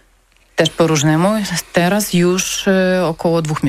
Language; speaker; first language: Polish; non-native, learner; Ukrainian